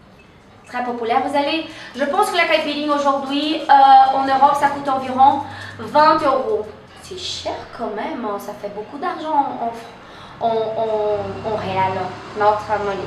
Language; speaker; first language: French; non-native, fluent; Portuguese